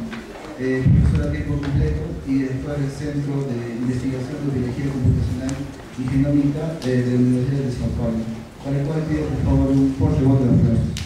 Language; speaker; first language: Spanish; native; Spanish